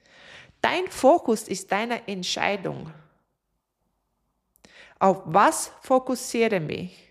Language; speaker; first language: German; non-native, fluent; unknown